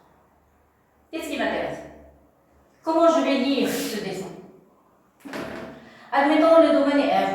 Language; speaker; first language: French; non-native, local second language; Arabic